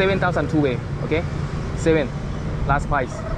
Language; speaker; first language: English; non-native, learner; Thai